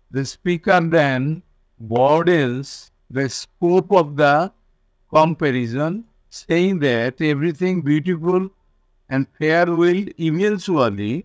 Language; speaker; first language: English; non-native, local second language; Bangla